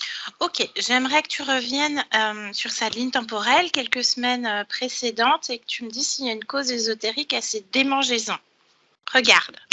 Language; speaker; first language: French; native; French